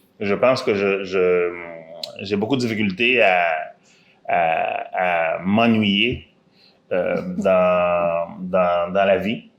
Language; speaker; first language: French; early bilingual, other home language; Haitian Creole